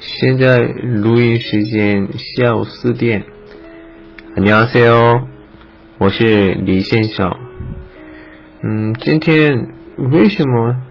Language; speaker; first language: Chinese; non-native, learner; Korean